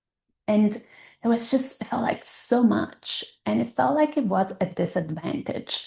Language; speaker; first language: English; non-native, fluent; Italian